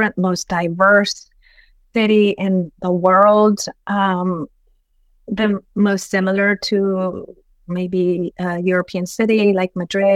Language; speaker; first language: English; non-native, fluent; Spanish